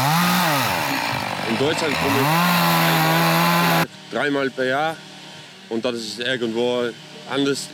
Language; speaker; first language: German; non-native, learner; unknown